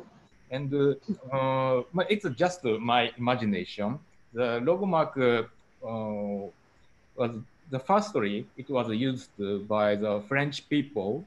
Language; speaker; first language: English; non-native, learner; Japanese